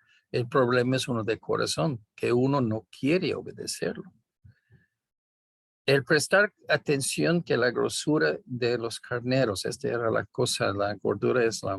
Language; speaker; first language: Spanish; non-native, fluent; English